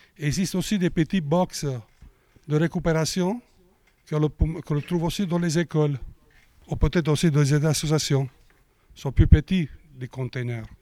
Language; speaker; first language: French; non-native, fluent; Italian